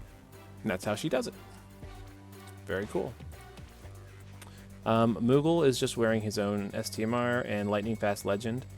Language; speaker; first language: English; native; English